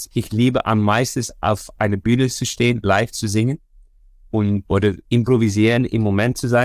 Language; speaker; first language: German; non-native, fluent; Dutch